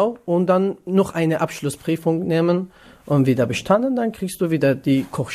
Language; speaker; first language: German; non-native, learner; Kurdish